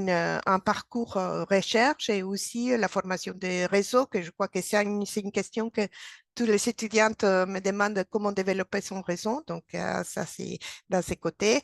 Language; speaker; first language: French; non-native, fluent; Spanish